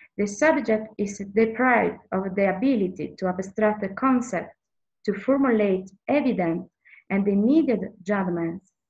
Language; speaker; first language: English; non-native, learner; Italian